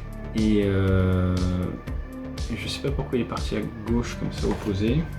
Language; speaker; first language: French; native; French